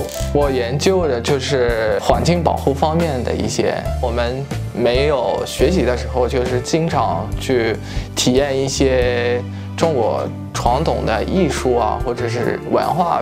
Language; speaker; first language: Chinese; non-native, fluent; Malagasy